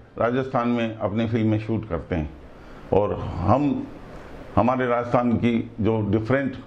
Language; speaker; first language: Hindi; native; Hindi